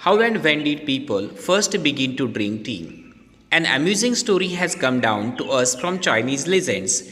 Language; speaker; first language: English; non-native, local second language; Marathi